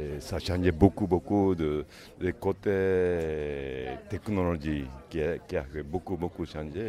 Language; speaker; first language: French; non-native, learner; Japanese